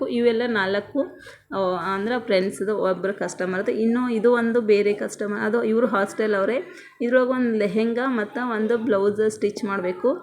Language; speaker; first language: Kannada; native; Kannada